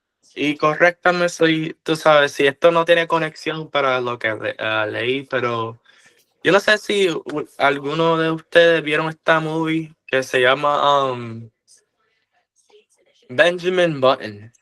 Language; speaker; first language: Spanish; early bilingual, heritage; Spanish